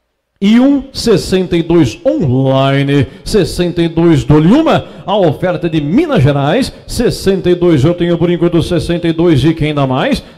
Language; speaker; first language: Portuguese; native; Portuguese